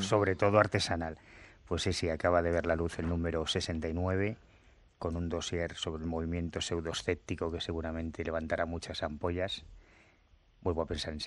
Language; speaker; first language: Spanish; native; Spanish